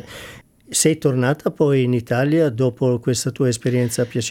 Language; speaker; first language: Italian; non-native, fluent; English